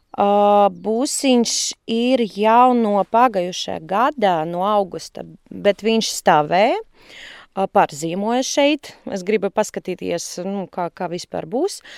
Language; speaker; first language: Latvian; non-native, local second language; Russian